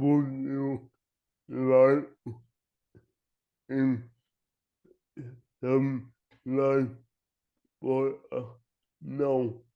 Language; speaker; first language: English; non-native, learner; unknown